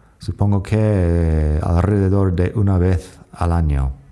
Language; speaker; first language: Spanish; non-native, fluent; English